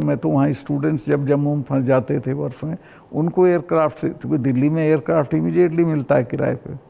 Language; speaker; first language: Hindi; native; Hindi